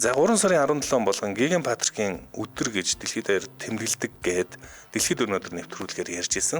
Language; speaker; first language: Mongolian; native; Mongolian